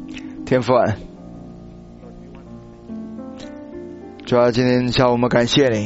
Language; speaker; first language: Chinese; native; Chinese